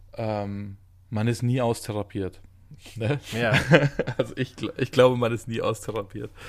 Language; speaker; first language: German; native; German